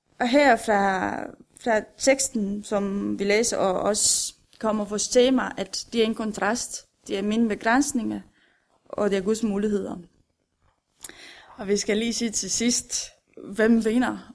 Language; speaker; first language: Danish; non-native, fluent; Romanian